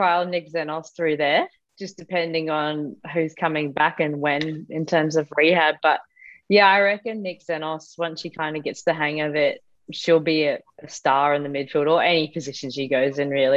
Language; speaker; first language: English; native; English